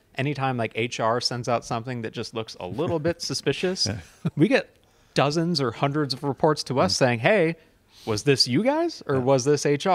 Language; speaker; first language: English; native; English